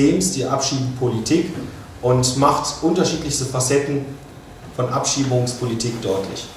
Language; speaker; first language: German; native; German